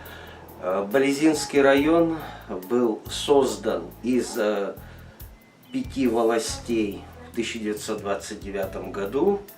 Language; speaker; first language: Russian; native; Russian